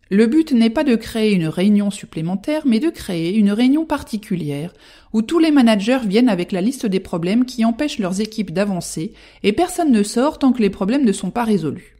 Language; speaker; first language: French; native; French